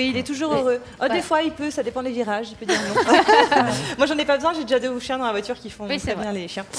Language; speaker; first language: French; native; French